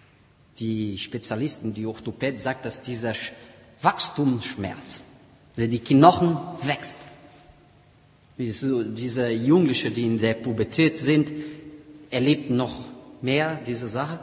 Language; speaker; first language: German; non-native, learner; Portuguese